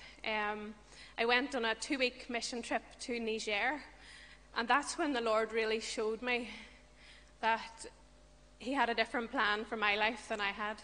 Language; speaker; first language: English; native; English